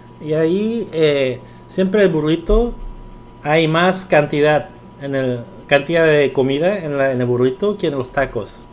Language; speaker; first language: Spanish; early bilingual, other home language; Korean